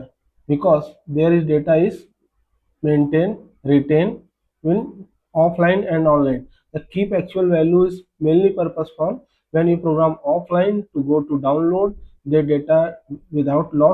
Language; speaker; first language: English; non-native, local second language; Hindi